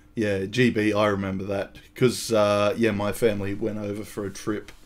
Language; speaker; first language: English; native; English